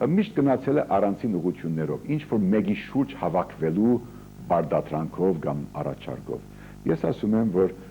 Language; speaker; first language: Armenian; early bilingual, heritage; Armenian